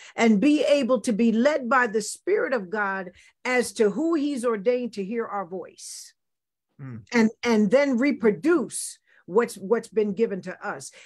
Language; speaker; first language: English; native; English